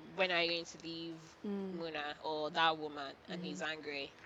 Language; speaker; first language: English; non-native, local second language; Yoruba